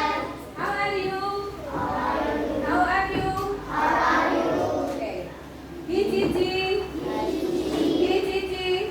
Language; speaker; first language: English; non-native, learner; Indonesian